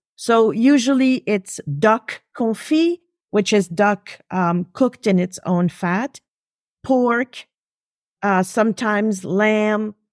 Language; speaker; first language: English; non-native, fluent; French